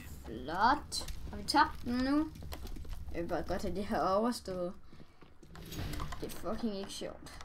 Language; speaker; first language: Danish; native; Danish